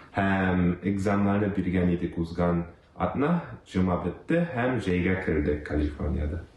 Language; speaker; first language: Tatar; early bilingual, heritage; Tatar